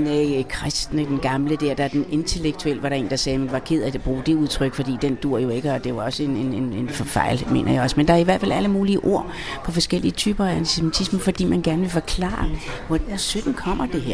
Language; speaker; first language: Danish; native; Danish